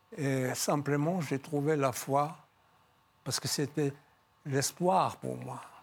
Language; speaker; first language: French; non-native, fluent; Georgian